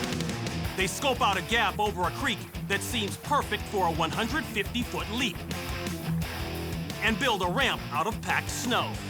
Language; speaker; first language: English; native; English